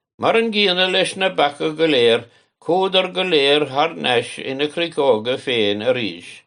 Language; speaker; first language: Irish; native; Irish